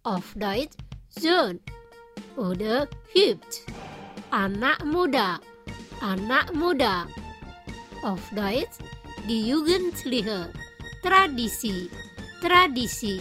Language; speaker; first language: German; non-native, learner; Indonesian